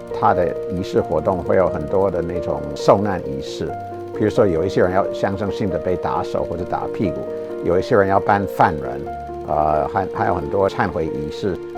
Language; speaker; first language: Chinese; non-native, fluent; English